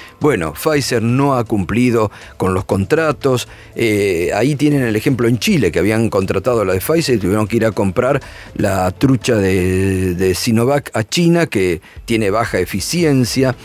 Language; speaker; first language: Spanish; native; Spanish